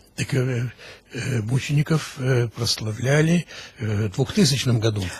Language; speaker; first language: Russian; early bilingual, heritage; Russian